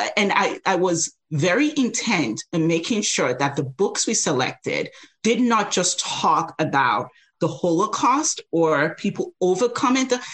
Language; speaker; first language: English; non-native, local second language; Yoruba